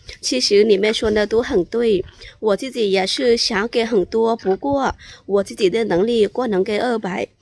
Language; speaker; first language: Chinese; non-native, fluent; Lao